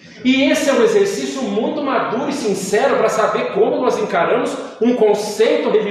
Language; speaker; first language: Portuguese; native; Portuguese